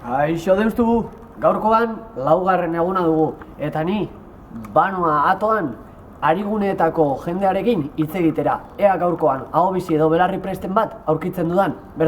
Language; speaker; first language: Basque; native; Basque